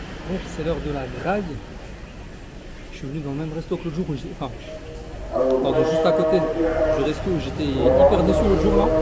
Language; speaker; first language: French; native; French